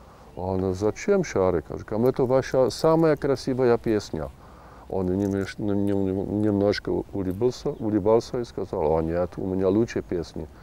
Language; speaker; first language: Russian; non-native, fluent; Czech